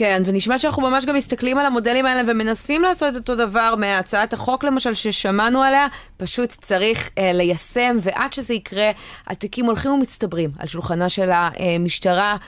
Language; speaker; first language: Hebrew; native; Hebrew